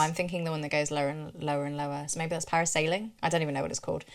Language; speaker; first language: English; native; English